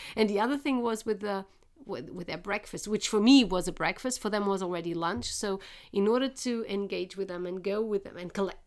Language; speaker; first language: English; non-native, fluent; Portuguese